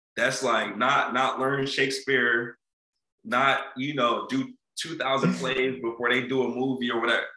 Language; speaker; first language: English; native; English